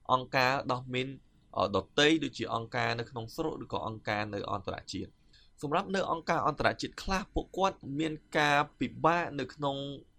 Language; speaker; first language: Khmer; native; Khmer